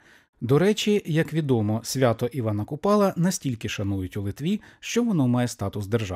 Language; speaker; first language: Ukrainian; native; Ukrainian